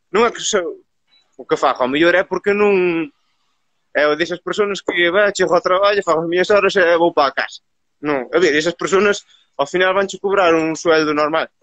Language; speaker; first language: Galician; native; Galician